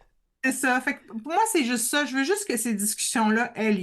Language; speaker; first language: French; native; French